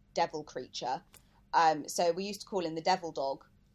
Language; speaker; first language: English; native; English